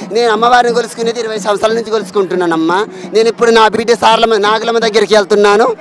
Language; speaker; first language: Telugu; non-native, local second language; Koya